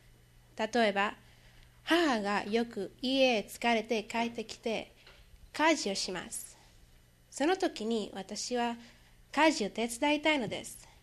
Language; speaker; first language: Japanese; non-native, learner; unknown